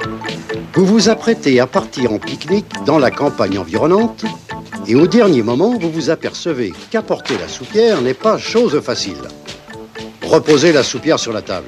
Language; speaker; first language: French; native; French